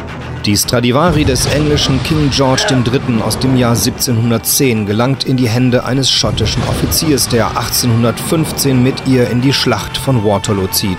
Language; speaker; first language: German; native; German